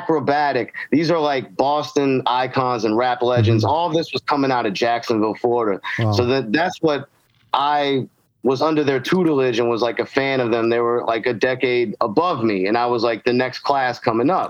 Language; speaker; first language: English; native; English